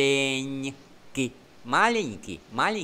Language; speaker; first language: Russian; non-native, fluent; Vietnamese